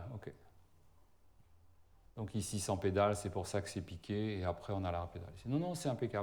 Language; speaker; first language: French; native; French